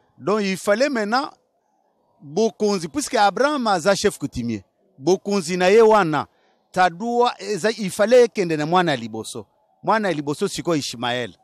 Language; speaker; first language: Lingala; non-native, local second language; Luba-Lulua